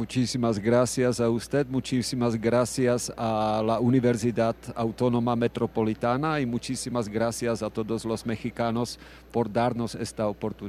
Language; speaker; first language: Spanish; non-native, fluent; Czech